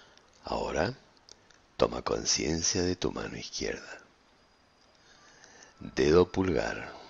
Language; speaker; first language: Spanish; native; Spanish